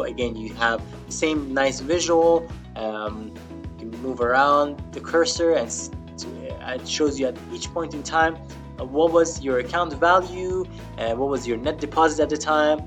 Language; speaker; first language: English; non-native, fluent; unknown